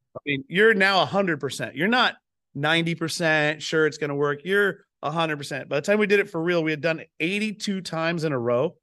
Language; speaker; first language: English; native; English